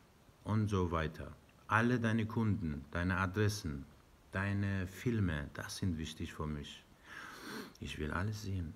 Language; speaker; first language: German; non-native, learner; Persian